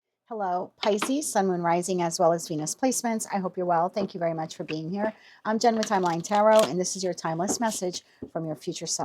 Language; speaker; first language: English; native; English